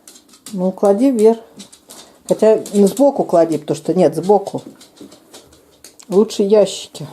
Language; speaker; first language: Russian; native; Russian